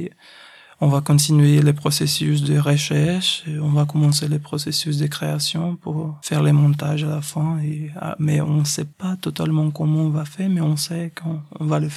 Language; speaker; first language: French; non-native, fluent; Portuguese